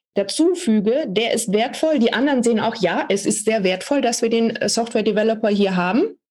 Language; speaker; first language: German; native; German